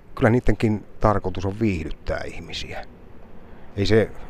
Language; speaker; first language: Finnish; native; Finnish